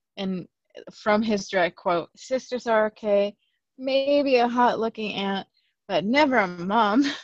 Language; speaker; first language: English; early bilingual, other home language; Spanish